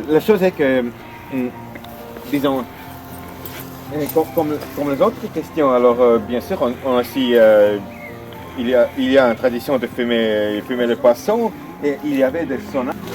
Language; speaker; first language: French; non-native, fluent; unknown